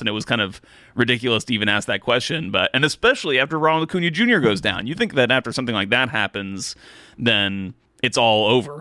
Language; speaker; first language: English; native; English